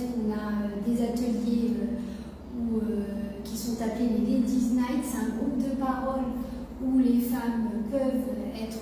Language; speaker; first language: French; native; French